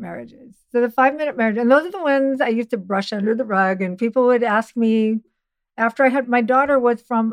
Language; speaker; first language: English; native; English